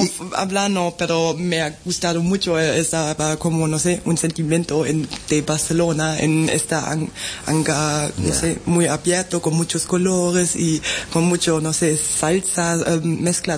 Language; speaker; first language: Spanish; non-native, fluent; German